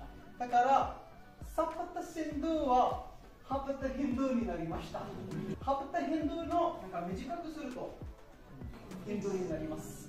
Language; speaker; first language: Japanese; non-native, learner; Punjabi